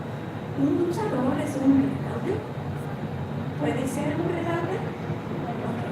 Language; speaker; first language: Spanish; non-native, fluent; English